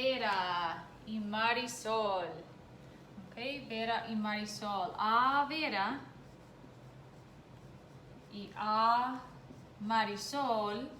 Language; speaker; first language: Spanish; non-native, fluent; English